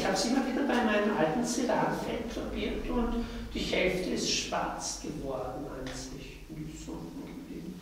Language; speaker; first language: German; native; German